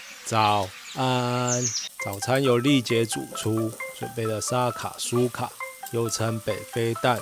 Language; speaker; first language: Chinese; native; Chinese